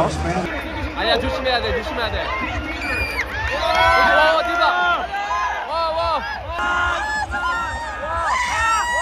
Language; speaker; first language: Korean; non-native, fluent; French